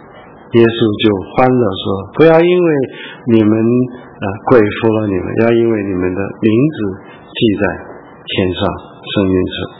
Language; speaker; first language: Chinese; early bilingual, heritage; Chinese